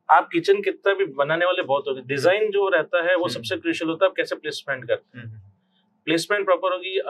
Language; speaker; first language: Hindi; native; Hindi